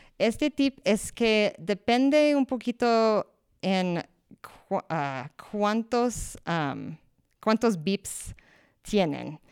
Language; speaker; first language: Spanish; non-native, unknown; English